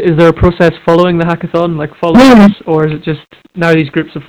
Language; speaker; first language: English; native; English